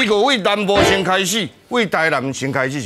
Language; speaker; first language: Chinese; native; Chinese